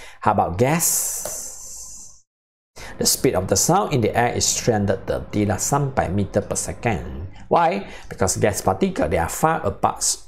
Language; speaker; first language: English; non-native, local second language; Chinese